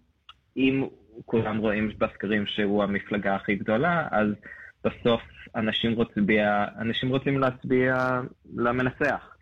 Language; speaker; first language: Hebrew; non-native, fluent; English